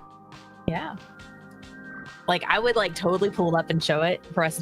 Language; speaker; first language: English; native; English